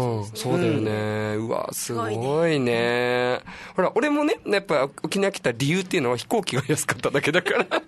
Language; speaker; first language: Japanese; native; Japanese